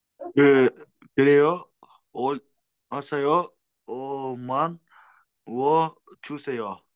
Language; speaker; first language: Korean; non-native, learner; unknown